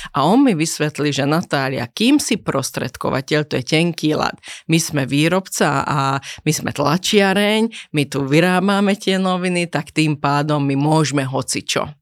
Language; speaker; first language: Slovak; non-native, local second language; Hungarian